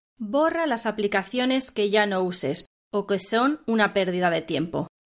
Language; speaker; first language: Spanish; native; Spanish